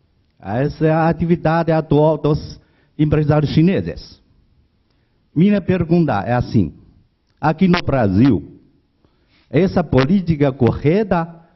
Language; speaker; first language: Portuguese; non-native, learner; Chinese